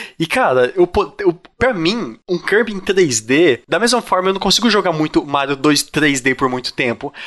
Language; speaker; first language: Portuguese; native; Portuguese